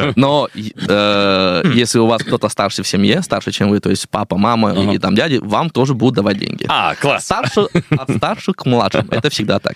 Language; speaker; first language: Russian; non-native, fluent; Chinese